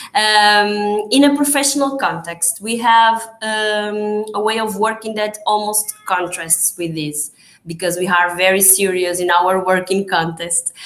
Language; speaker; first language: English; non-native, fluent; Portuguese